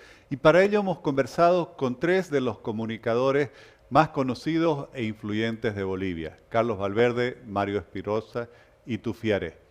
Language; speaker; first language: Spanish; native; Spanish